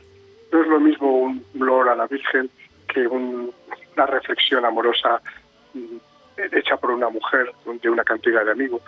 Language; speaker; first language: Spanish; native; Spanish